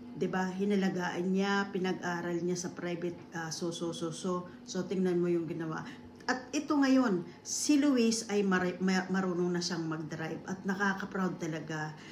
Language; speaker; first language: Filipino; non-native, local second language; Bikol